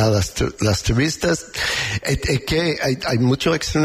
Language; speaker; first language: Spanish; non-native, learner; English